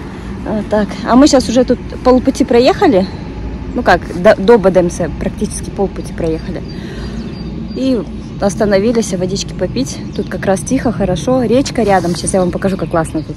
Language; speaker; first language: Russian; native; Russian